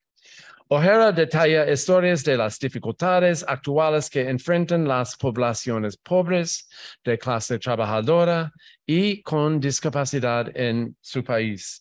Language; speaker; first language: Spanish; non-native, fluent; English